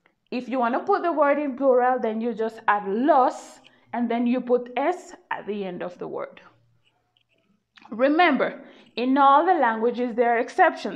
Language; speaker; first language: English; native; English